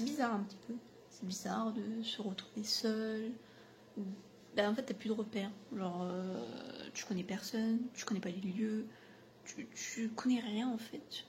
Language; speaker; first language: French; native; French